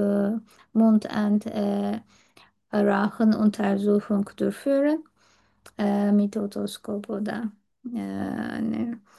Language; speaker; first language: German; non-native, learner; Turkish